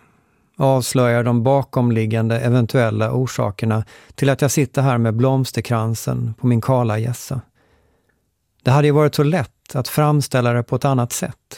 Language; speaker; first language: Swedish; native; Swedish